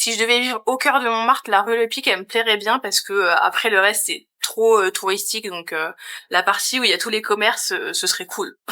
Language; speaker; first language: French; native; French